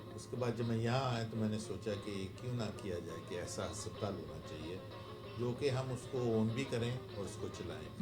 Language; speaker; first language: Urdu; non-native, local second language; Punjabi